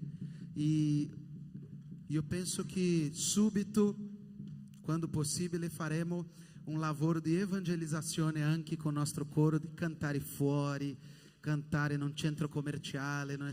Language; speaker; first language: Italian; non-native, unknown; Portuguese